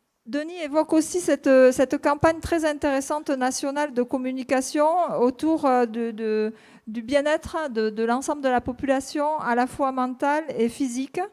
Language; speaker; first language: French; native; French